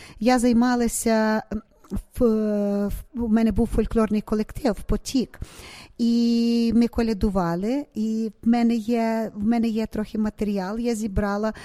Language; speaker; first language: Ukrainian; native; Ukrainian